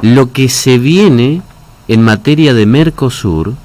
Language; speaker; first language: Spanish; native; Spanish